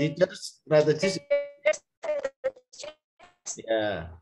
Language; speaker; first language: English; non-native, fluent; Indonesian